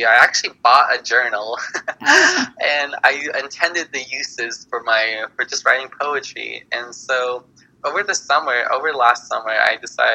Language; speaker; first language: English; native; English